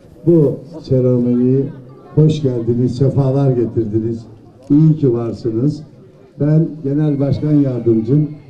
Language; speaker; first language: Turkish; native; Turkish